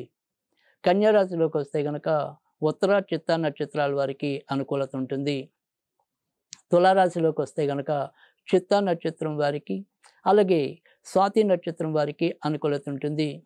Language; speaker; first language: Telugu; native; Telugu